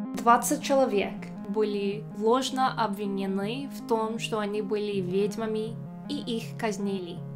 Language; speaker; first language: Russian; non-native, learner; English